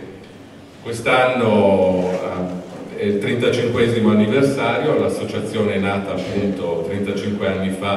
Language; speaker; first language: Italian; native; Italian